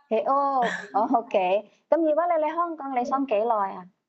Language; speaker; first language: Cantonese; native; Cantonese